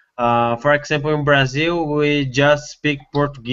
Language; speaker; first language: English; non-native, learner; Portuguese